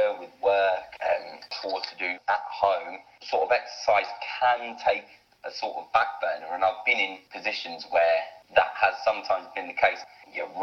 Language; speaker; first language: English; native; English